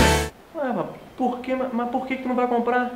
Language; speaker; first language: Portuguese; native; Portuguese